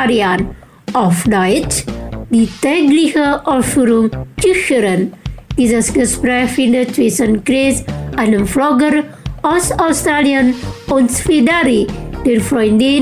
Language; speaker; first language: German; non-native, fluent; Indonesian